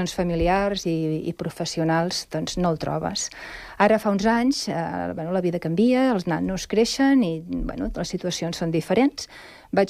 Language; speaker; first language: Catalan; native; Catalan